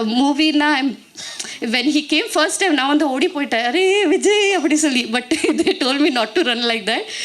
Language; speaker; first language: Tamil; non-native, learner; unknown